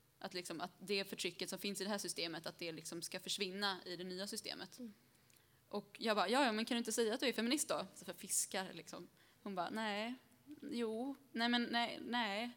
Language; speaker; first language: Swedish; early bilingual, other home language; Spanish